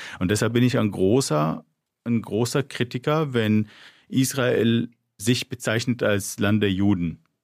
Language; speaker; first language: German; non-native, fluent; Arabic